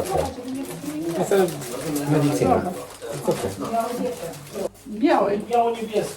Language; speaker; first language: Polish; non-native, learner; Hungarian